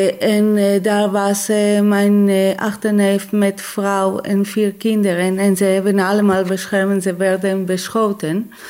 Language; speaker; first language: Dutch; non-native, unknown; Hebrew